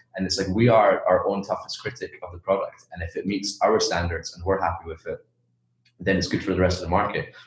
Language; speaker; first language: English; native; English